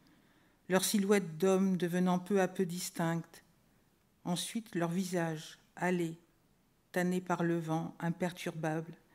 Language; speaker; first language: French; native; French